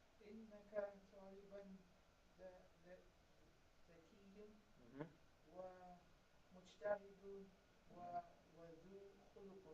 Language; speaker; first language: Arabic; non-native, learner; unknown